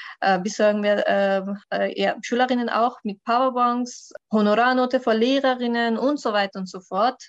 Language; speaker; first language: German; non-native, learner; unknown